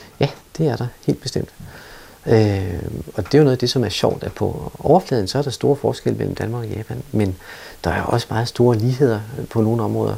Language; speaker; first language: Danish; native; Danish